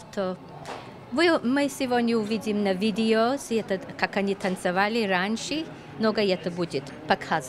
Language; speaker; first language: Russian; early bilingual, heritage; Russian